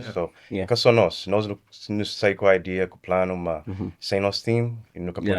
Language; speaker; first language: Portuguese; early bilingual, heritage; Kabuverdianu